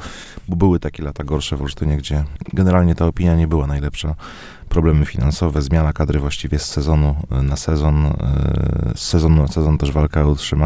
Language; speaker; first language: Polish; native; Polish